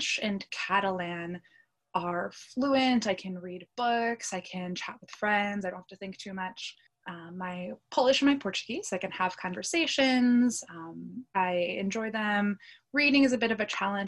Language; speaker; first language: English; early bilingual, other home language; Polish